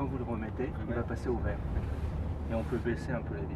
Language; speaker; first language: French; native; French